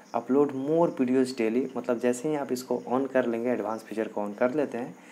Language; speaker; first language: Hindi; native; Hindi